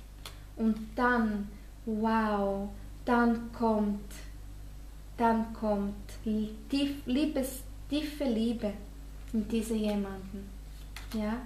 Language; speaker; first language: German; non-native, fluent; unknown